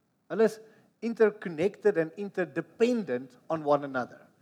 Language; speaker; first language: English; non-native, local second language; Afrikaans